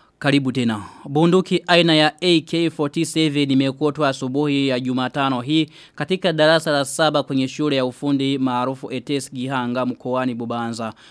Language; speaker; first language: Swahili; non-native, local second language; Rundi